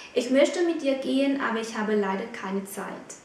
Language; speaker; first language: German; non-native, fluent; Vietnamese